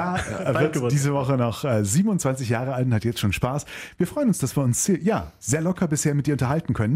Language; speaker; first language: German; native; German